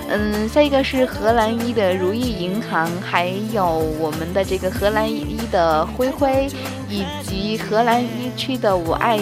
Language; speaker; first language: Chinese; native; Chinese